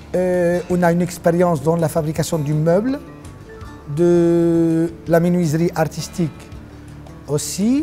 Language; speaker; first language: French; non-native, local second language; Arabic